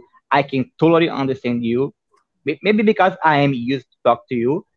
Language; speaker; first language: English; non-native, fluent; Portuguese